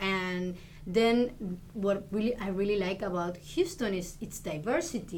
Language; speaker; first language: English; non-native, fluent; Spanish